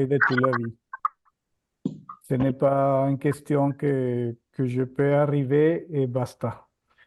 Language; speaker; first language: French; non-native, fluent; Spanish